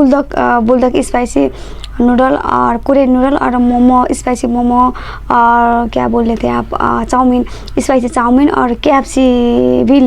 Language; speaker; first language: Hindi; non-native, learner; Nepali